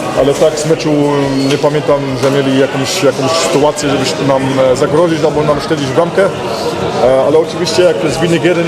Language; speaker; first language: Polish; early bilingual, heritage; German